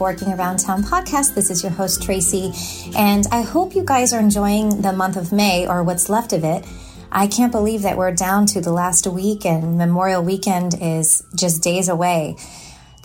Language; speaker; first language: English; native; English